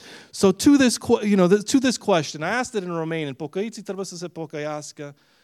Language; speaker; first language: Romanian; early bilingual, heritage; Romanian